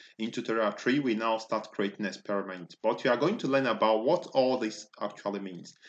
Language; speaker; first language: English; non-native, local second language; Igbo